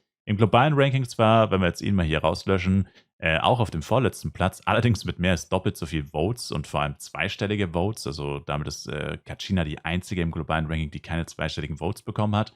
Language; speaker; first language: German; native; German